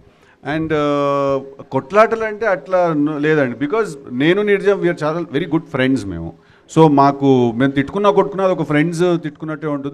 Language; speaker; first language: Telugu; native; Telugu